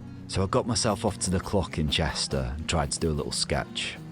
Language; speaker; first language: English; native; English